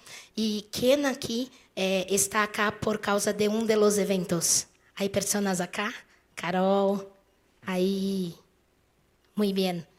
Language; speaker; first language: Spanish; non-native, fluent; Portuguese